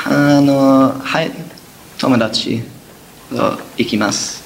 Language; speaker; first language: Japanese; non-native, learner; English